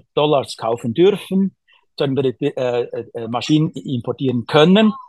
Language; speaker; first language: German; native; German